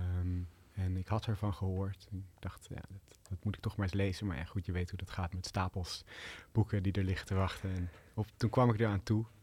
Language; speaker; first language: Dutch; native; Dutch